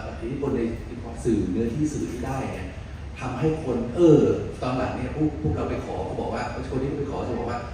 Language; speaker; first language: Thai; native; Thai